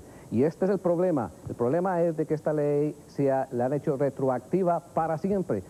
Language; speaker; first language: Spanish; native; Spanish